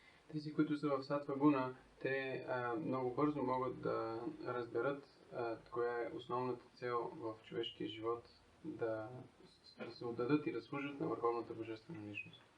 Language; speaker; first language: Bulgarian; native; Bulgarian